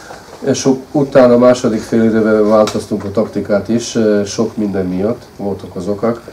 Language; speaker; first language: Hungarian; non-native, fluent; Serbian